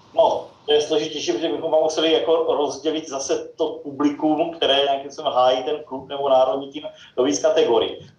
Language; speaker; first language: Czech; native; Czech